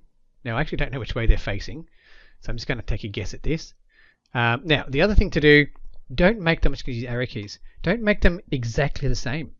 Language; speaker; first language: English; native; English